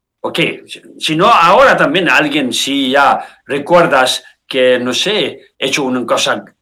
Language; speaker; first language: Spanish; non-native, learner; Tibetan